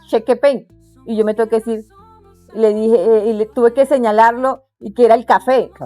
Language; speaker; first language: Spanish; non-native, local second language; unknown